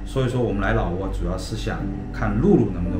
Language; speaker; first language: Chinese; native; Chinese